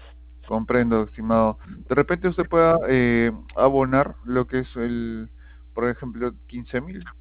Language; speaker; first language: Spanish; native; Spanish